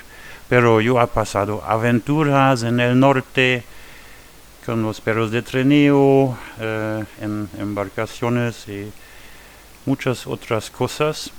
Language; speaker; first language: Spanish; non-native, learner; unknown